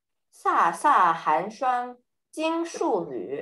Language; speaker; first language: Chinese; early bilingual, heritage; Chinese